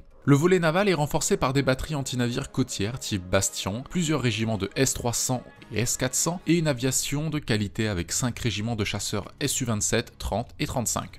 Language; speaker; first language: French; native; French